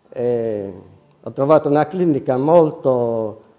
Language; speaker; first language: Italian; native; Italian